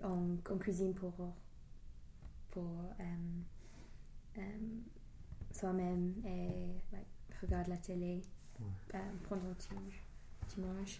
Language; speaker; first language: French; non-native, learner; English